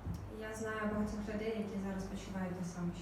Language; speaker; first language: Ukrainian; native; Ukrainian